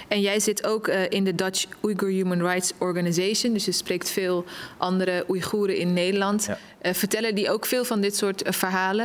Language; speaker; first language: Dutch; native; Dutch